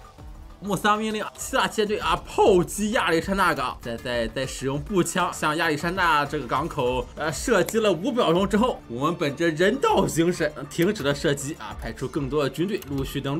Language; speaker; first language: Chinese; native; Chinese